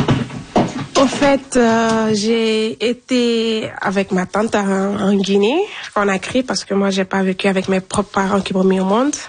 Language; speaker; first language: French; non-native, local second language; Fula